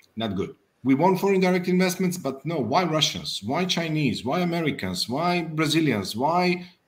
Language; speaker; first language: English; non-native, fluent; Serbian